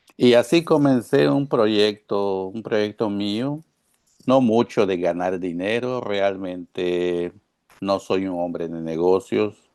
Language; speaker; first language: Spanish; non-native, local second language; Yucateco